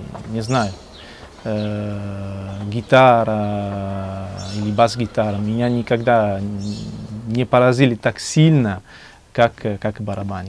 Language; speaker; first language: Russian; non-native, fluent; Italian